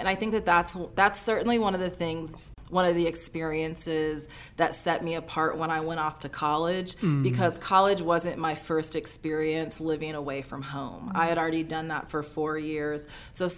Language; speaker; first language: English; native; English